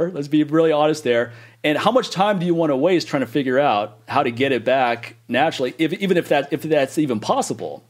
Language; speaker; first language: English; native; English